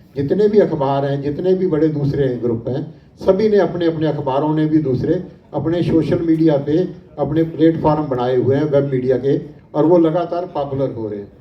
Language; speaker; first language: Hindi; native; Hindi